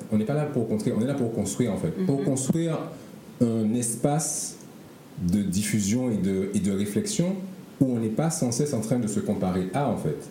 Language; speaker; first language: French; native; French